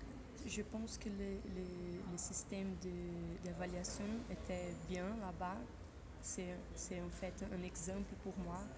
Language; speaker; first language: French; non-native, fluent; Portuguese